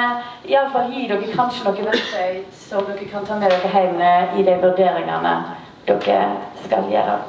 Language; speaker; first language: Norwegian; native; Norwegian